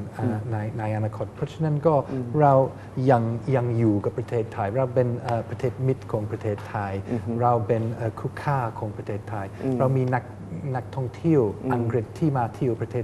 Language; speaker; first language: Thai; non-native, fluent; English